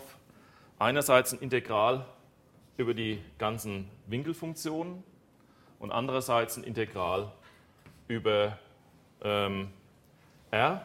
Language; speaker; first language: German; native; German